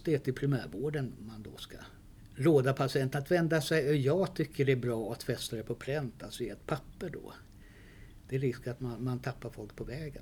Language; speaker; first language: Swedish; native; Swedish